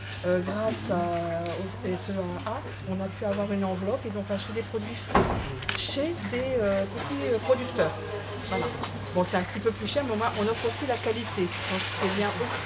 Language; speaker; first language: French; native; French